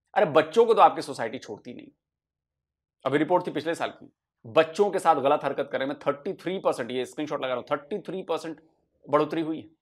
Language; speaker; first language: Hindi; native; Hindi